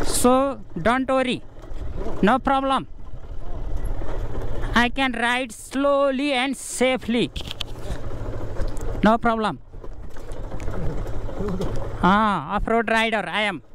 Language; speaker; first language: English; non-native, learner; Nepali